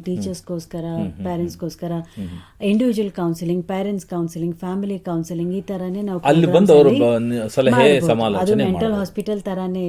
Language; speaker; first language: Kannada; non-native, local second language; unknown